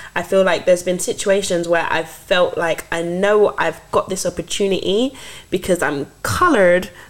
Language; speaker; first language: English; native; English